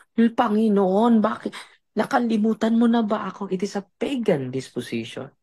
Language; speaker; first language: Filipino; non-native, local second language; Cebuano